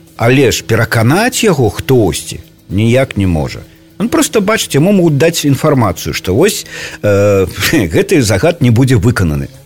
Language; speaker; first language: Belarusian; native; Belarusian